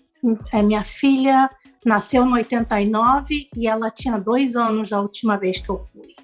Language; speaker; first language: Portuguese; non-native, local second language; Spanish